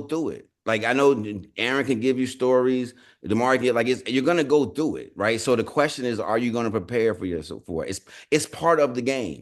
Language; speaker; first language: English; native; English